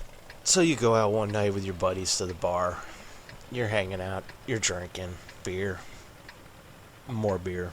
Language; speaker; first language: English; native; English